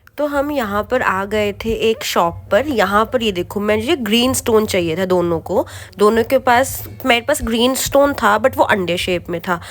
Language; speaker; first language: Hindi; non-native, local second language; Bangla